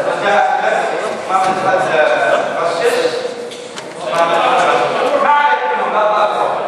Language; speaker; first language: Arabic; native; Arabic